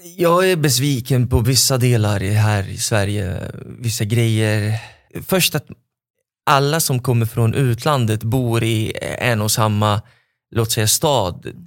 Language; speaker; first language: Swedish; non-native, fluent; Arabic